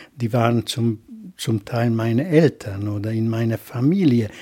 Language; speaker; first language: German; non-native, fluent; Hungarian